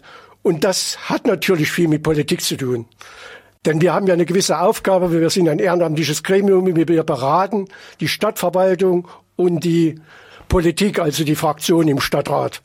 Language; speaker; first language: German; native; German